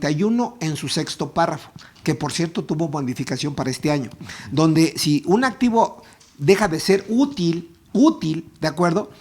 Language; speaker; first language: Spanish; native; Spanish